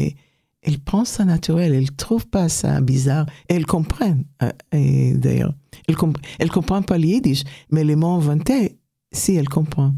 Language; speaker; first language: French; non-native, fluent; Hebrew